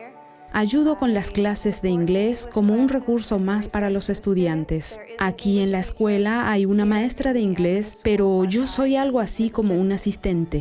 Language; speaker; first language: Spanish; non-native, fluent; English